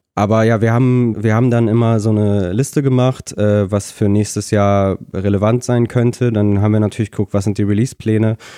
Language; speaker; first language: German; early bilingual, other home language; Russian